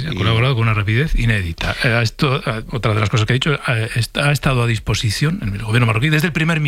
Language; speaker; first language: Spanish; native; Spanish